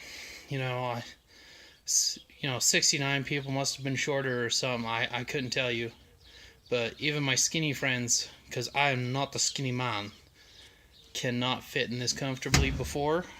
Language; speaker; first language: English; native; English